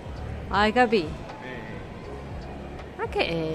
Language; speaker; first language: Italian; non-native, learner; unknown